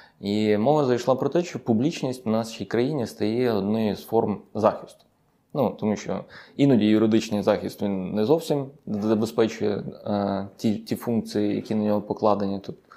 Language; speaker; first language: Ukrainian; native; Ukrainian